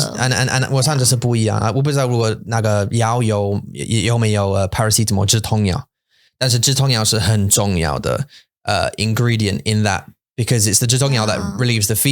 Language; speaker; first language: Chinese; non-native, learner; English